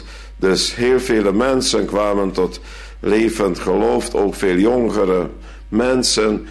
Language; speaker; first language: Dutch; non-native, fluent; Hungarian